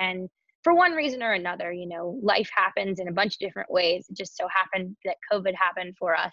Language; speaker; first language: English; native; English